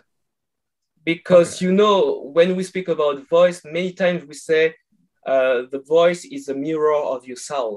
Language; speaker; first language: English; non-native, fluent; French